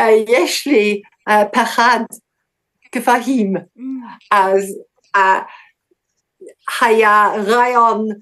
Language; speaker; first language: Hebrew; non-native, learner; English